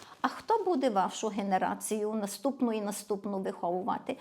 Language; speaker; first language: Ukrainian; early bilingual, heritage; Ukrainian